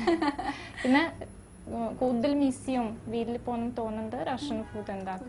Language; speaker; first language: Malayalam; non-native, fluent; Russian